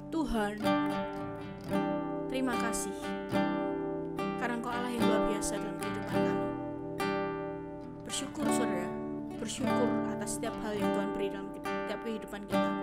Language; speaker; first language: Indonesian; native; Indonesian